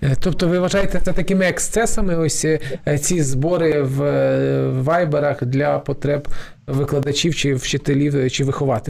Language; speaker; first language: Ukrainian; native; Ukrainian